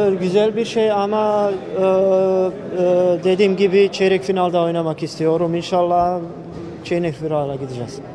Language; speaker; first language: Turkish; non-native, learner; Bosnian